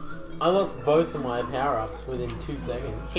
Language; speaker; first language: English; native; English